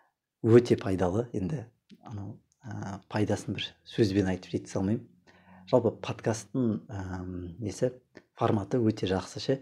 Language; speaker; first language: Kazakh; native; Kazakh